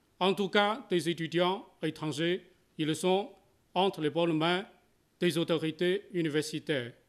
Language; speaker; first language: French; non-native, fluent; Chinese